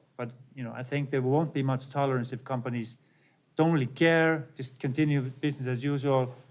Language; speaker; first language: English; non-native, fluent; Icelandic